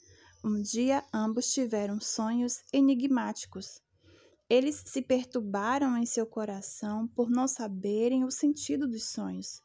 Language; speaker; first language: Portuguese; native; Portuguese